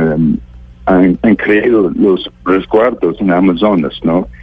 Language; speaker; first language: Spanish; non-native, fluent; English